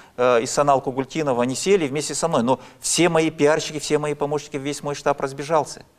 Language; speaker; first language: Russian; native; Russian